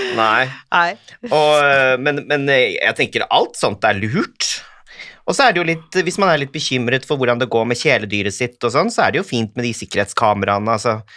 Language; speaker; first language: Norwegian; native; Norwegian